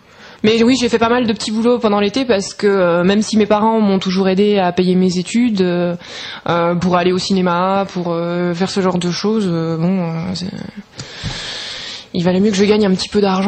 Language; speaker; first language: French; native; French